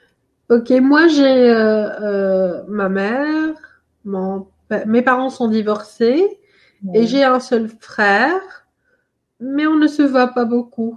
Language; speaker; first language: French; non-native, local second language; Arabic